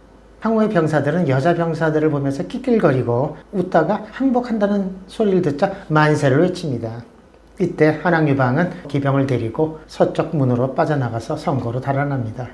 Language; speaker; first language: Korean; native; Korean